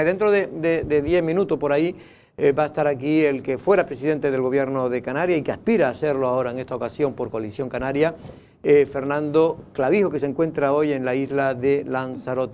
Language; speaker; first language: Spanish; native; Spanish